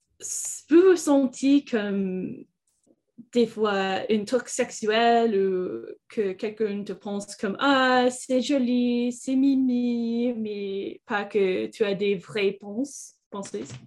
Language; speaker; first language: French; non-native, learner; English